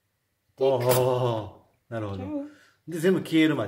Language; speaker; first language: Japanese; native; Japanese